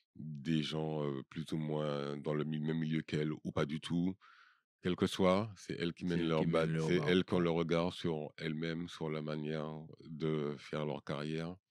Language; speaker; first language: French; native; French